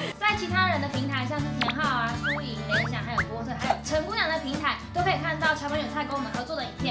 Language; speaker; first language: Chinese; native; Chinese